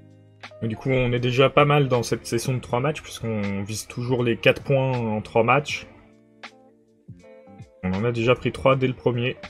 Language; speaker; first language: French; native; French